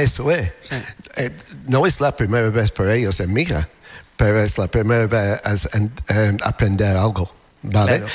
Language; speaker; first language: Spanish; non-native, learner; English